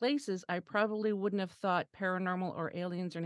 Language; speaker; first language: English; non-native, fluent; French